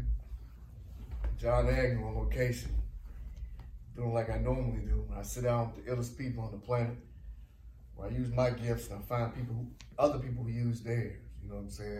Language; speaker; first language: English; native; English